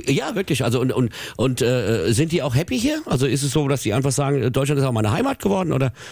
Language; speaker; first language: German; native; German